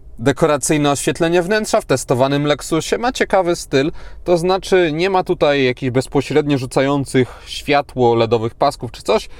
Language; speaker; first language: Polish; native; Polish